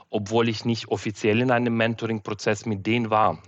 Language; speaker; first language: German; non-native, fluent; Ukrainian